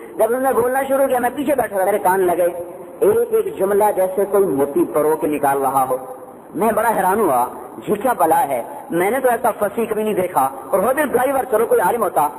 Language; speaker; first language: Urdu; non-native, local second language; Punjabi